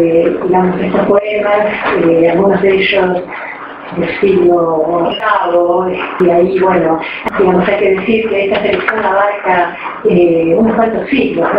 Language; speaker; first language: Spanish; native; Spanish